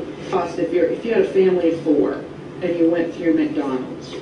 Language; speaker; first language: English; native; English